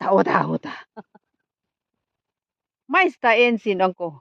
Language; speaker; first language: Finnish; non-native, learner; Thai